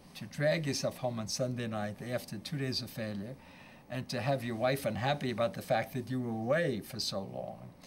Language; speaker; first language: English; early bilingual, other home language; German